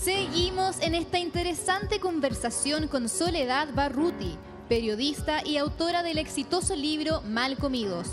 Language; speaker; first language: Spanish; native; Spanish